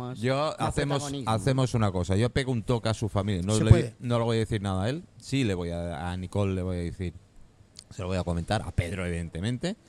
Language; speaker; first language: Spanish; non-native, fluent; English